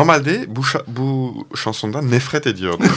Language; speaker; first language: Turkish; non-native, fluent; French